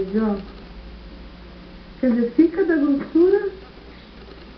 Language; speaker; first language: Portuguese; native; Portuguese